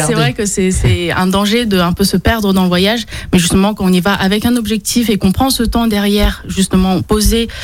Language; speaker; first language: French; early bilingual, other home language; Chinese